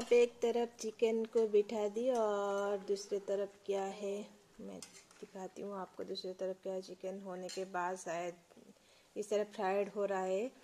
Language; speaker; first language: Hindi; non-native, local second language; Odia